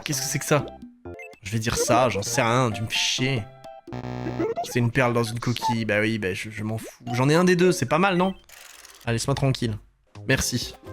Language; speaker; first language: French; native; French